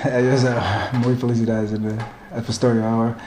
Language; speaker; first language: Spanish; non-native, learner; English